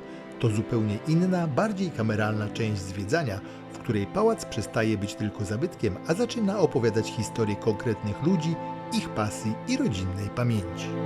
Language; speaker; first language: Polish; native; Polish